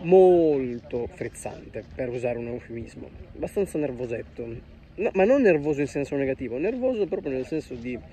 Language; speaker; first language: Italian; native; Italian